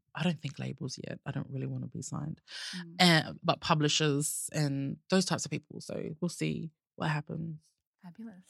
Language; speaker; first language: English; native; English